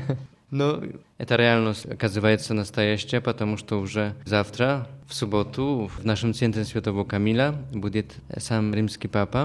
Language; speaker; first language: Russian; non-native, fluent; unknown